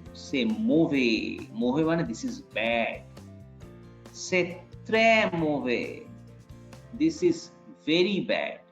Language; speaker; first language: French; non-native, fluent; Bangla